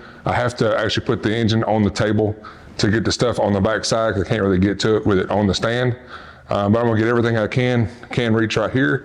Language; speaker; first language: English; native; English